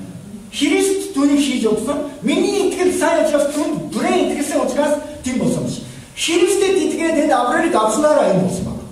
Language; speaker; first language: Mongolian; non-native, fluent; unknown